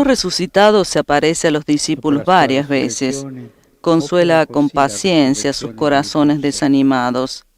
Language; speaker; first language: Spanish; native; Spanish